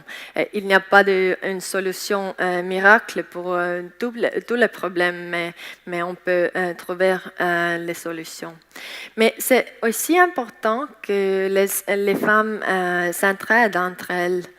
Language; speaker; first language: French; non-native, learner; Estonian